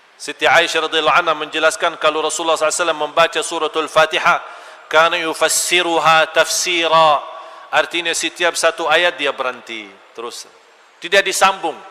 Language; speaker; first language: Malay; non-native, fluent; Arabic